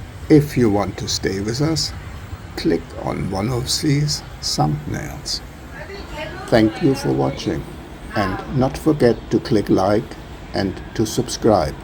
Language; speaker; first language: English; non-native, fluent; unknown